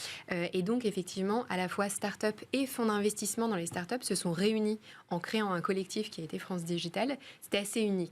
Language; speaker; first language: French; native; French